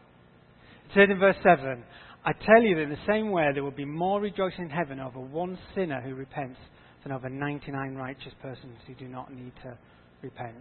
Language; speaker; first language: English; native; English